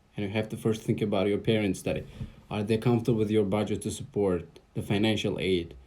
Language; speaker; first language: English; non-native, fluent; Uzbek